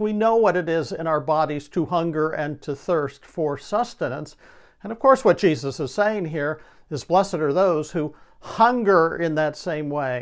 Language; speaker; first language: English; native; English